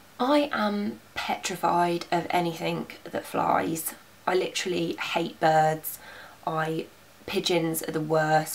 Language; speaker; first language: English; native; English